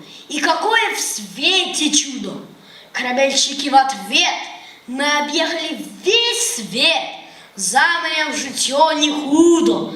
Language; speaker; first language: Russian; early bilingual, heritage; Russian